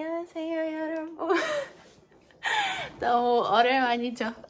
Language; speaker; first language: Korean; non-native, learner; Polish